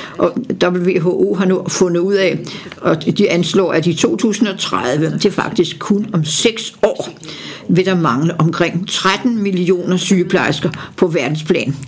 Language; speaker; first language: Danish; native; Danish